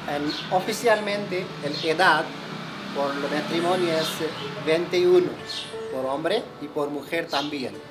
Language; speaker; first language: Spanish; non-native, learner; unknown